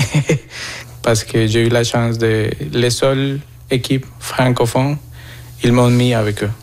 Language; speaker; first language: French; non-native, fluent; Spanish